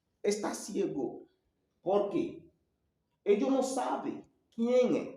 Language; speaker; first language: Spanish; non-native, learner; Haitian Creole